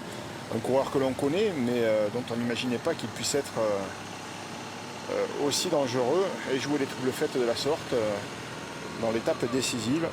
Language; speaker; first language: French; native; French